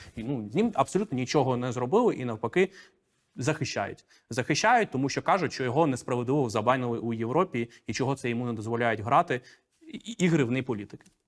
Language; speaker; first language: Ukrainian; non-native, local second language; Russian